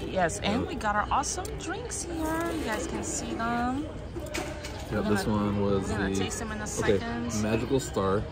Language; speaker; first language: English; non-native, fluent; Portuguese